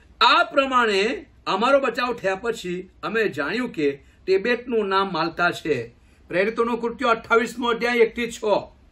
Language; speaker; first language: Gujarati; non-native, local second language; Gamit